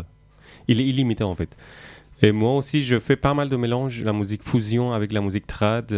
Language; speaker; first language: French; non-native, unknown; Persian